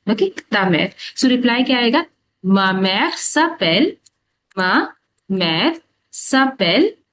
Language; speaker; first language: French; non-native, fluent; Hindi